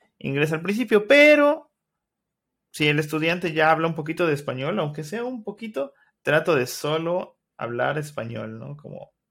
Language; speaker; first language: Spanish; native; Spanish